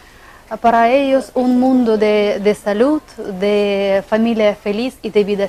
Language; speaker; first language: Spanish; non-native, learner; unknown